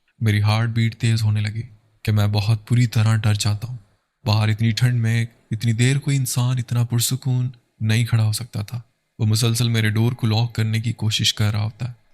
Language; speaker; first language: Urdu; native; Urdu